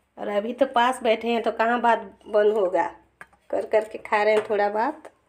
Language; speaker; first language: Hindi; non-native, local second language; Bangla